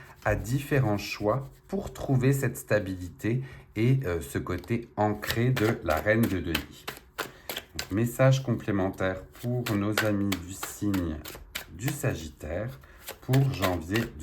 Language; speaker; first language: French; native; French